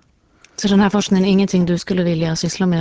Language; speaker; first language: Swedish; native; Swedish